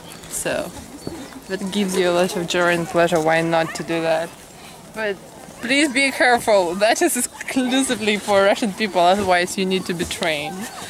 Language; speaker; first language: English; non-native, fluent; Russian